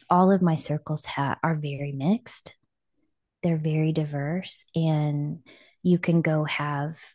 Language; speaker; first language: English; native; English